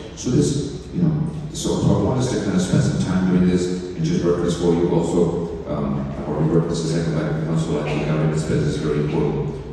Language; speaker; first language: English; early bilingual, other home language; Spanish